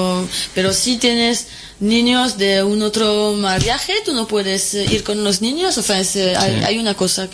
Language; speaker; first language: Spanish; non-native, fluent; French